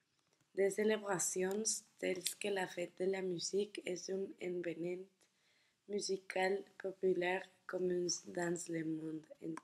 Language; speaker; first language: French; non-native, learner; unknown